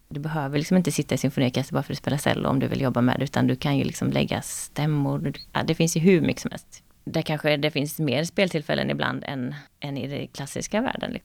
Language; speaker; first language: Swedish; native; Swedish